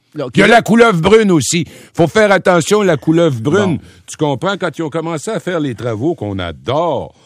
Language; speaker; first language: French; native; French